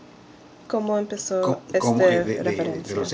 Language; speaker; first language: Spanish; non-native, learner; English